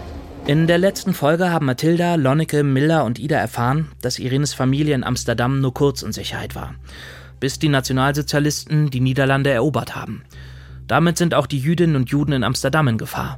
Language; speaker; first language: German; native; German